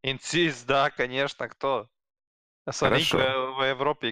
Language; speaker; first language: Russian; non-native, learner; Serbian